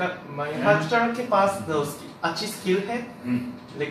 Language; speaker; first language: Urdu; non-native, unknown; Japanese